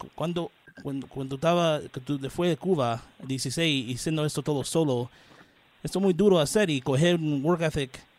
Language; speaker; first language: Spanish; early bilingual, heritage; Spanish